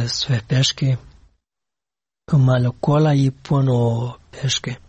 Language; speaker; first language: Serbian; non-native, learner; Pashto